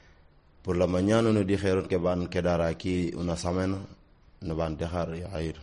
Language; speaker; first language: Spanish; non-native, learner; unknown